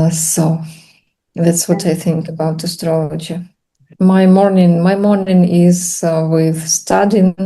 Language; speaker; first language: English; non-native, learner; Russian